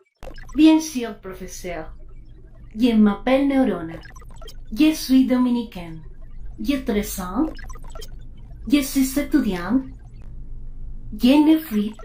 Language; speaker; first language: French; non-native, learner; Spanish